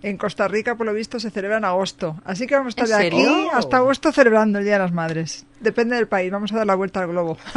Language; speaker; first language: Spanish; native; Spanish